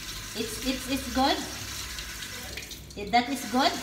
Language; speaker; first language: English; non-native, local second language; Filipino